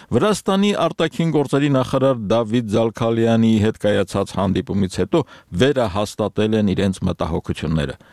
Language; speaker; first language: Armenian; native; Armenian